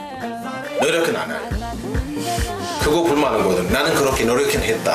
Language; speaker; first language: Korean; non-native, fluent; Amharic